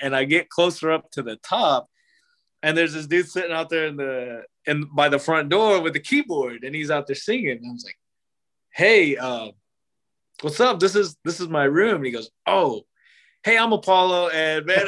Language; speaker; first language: English; native; English